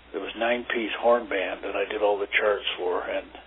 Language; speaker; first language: English; native; English